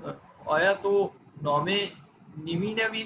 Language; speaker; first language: Persian; non-native, learner; Urdu